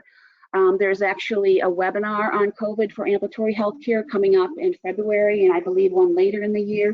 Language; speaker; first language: English; native; English